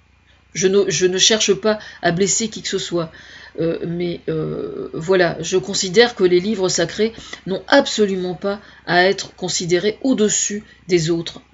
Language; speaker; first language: French; native; French